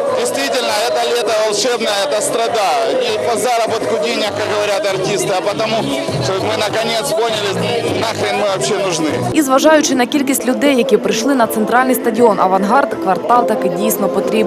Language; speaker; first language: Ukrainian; non-native, local second language; Russian